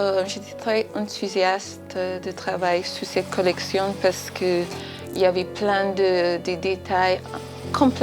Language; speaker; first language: French; non-native, fluent; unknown